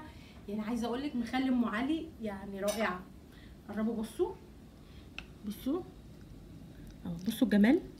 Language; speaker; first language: Arabic; native; Arabic